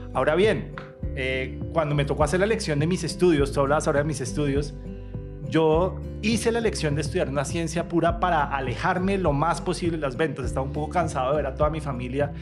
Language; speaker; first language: Spanish; native; Spanish